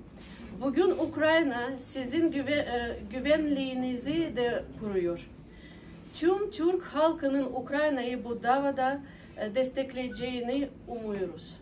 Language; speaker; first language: Turkish; non-native, learner; Ukrainian